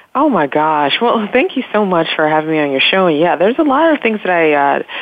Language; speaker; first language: English; native; English